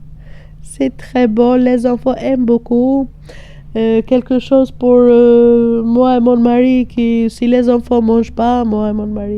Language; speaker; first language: French; non-native, learner; Albanian